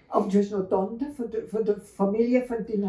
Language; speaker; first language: German; non-native, fluent; French